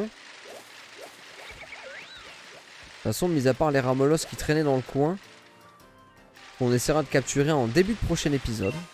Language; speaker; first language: French; native; French